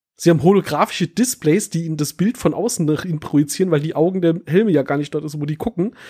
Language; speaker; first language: German; native; German